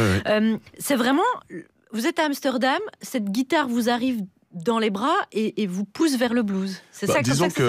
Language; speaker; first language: French; native; French